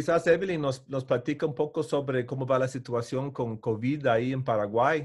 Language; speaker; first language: Spanish; non-native, fluent; English